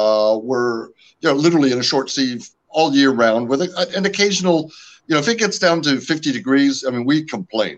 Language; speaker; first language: English; early bilingual, other home language; French